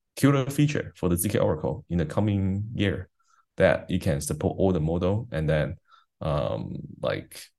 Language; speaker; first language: English; non-native, fluent; Chinese